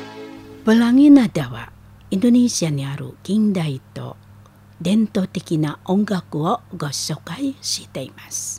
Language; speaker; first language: Japanese; non-native, learner; Indonesian